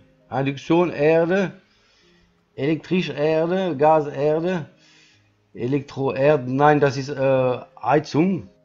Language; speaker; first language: German; non-native, learner; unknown